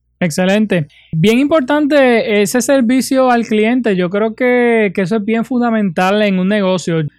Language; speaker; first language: Spanish; native; Spanish